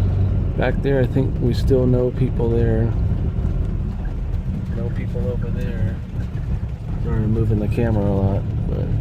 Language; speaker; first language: English; native; English